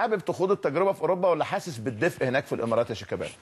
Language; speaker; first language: Arabic; native; Arabic